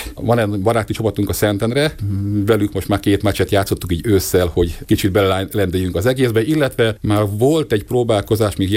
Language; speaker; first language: Hungarian; native; Hungarian